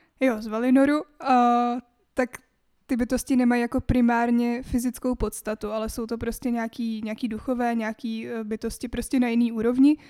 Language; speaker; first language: Czech; native; Czech